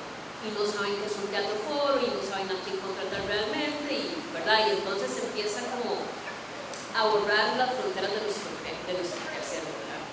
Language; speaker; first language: Spanish; native; Spanish